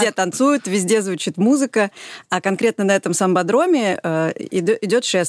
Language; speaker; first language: Russian; native; Russian